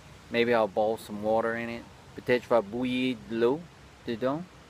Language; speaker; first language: French; early bilingual, heritage; French